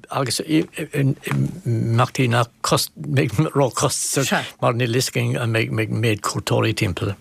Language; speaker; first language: Irish; native; Irish